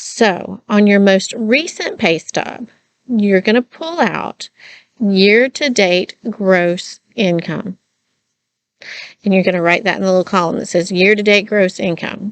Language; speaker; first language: English; native; English